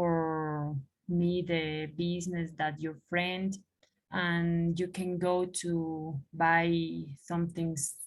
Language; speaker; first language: English; non-native, learner; Spanish